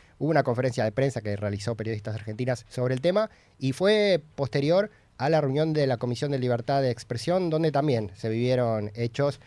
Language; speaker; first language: Spanish; native; Spanish